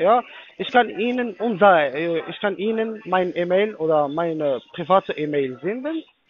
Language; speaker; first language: German; non-native, fluent; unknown